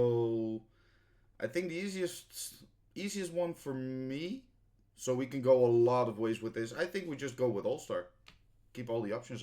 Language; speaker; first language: English; non-native, fluent; Dutch